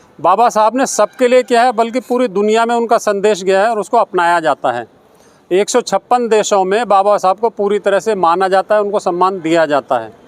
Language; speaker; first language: Hindi; native; Hindi